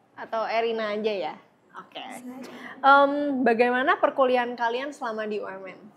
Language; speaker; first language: Indonesian; native; Indonesian